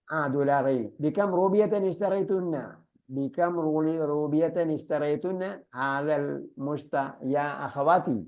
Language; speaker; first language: Arabic; non-native, learner; Malayalam